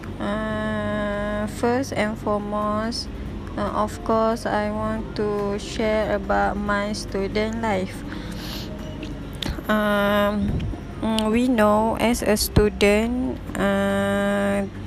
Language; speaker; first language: English; non-native, learner; Malay